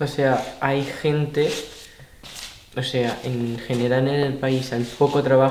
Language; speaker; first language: Spanish; non-native, local second language; Catalan